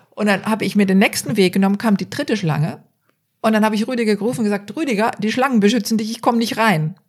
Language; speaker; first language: German; native; German